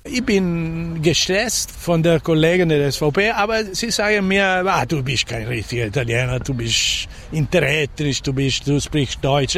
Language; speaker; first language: German; non-native, fluent; Italian